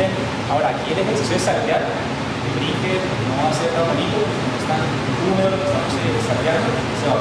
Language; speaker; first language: Spanish; native; Spanish